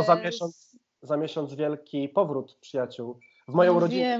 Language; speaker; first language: Polish; native; Polish